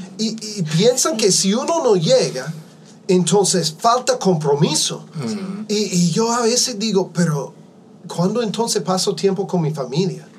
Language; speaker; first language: Spanish; non-native, fluent; English